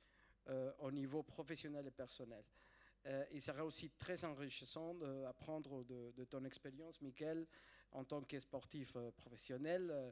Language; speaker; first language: French; non-native, fluent; Spanish